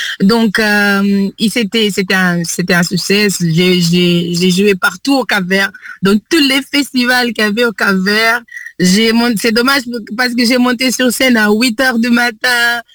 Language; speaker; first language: French; non-native, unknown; Kabuverdianu